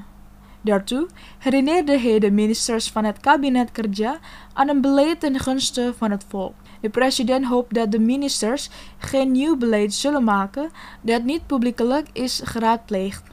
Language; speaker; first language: Dutch; non-native, fluent; Indonesian